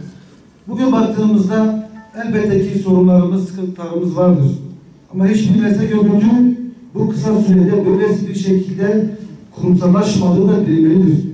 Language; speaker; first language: Turkish; native; Turkish